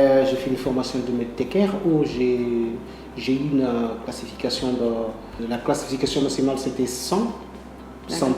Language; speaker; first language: French; non-native, learner; Portuguese